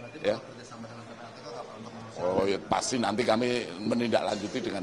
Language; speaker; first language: Indonesian; native; Indonesian